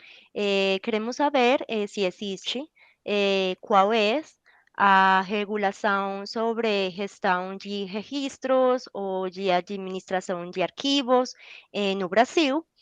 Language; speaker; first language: Portuguese; non-native, learner; Spanish